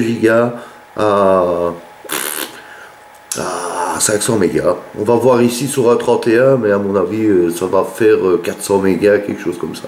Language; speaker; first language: French; native; French